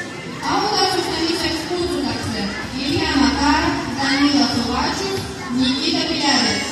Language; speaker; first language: Russian; native; Russian